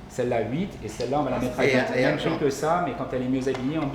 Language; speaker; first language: French; native; French